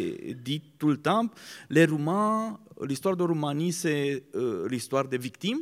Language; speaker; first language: French; non-native, fluent; Romanian